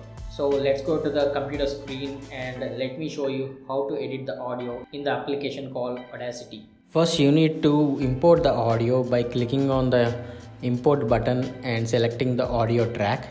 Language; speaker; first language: English; non-native, local second language; Telugu